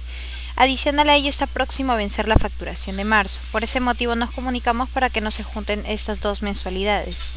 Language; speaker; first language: Spanish; native; Spanish